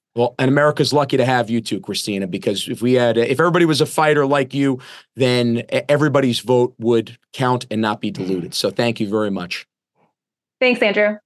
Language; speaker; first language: English; native; English